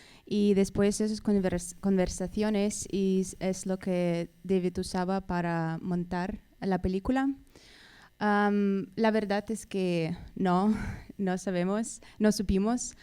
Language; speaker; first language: Spanish; non-native, fluent; Russian